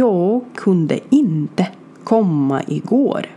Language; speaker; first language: Swedish; non-native, learner; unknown